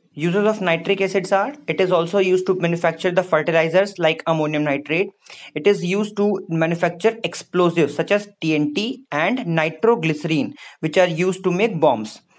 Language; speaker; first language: English; non-native, local second language; Hindi